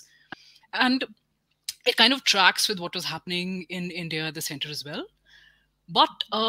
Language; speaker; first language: English; non-native, local second language; Hindi